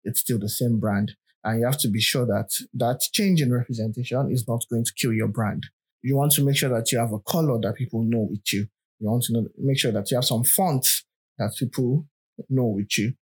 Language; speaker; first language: English; non-native, local second language; Yoruba